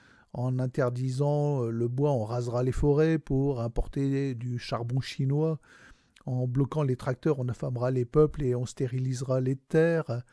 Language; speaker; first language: French; native; French